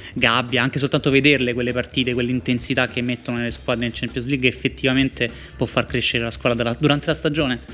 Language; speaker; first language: Italian; native; Italian